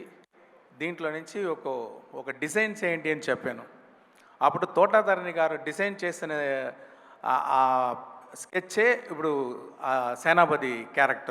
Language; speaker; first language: Telugu; non-native, local second language; Tamil